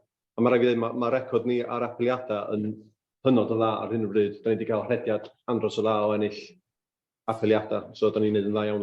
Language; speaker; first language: Welsh; native; Welsh